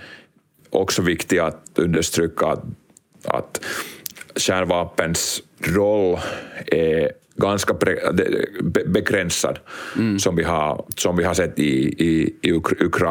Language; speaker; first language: Swedish; non-native, local second language; Finnish